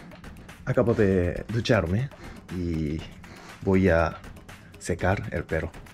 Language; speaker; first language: Spanish; non-native, learner; Japanese